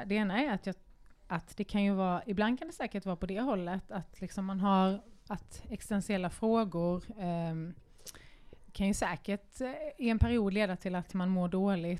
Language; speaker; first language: Swedish; native; Swedish